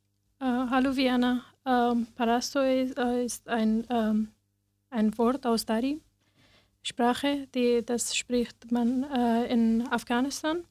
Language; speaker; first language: German; non-native, learner; Persian